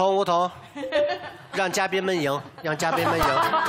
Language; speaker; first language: Chinese; native; Chinese